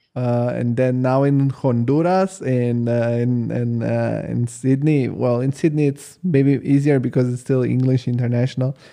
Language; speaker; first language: English; non-native, fluent; Italian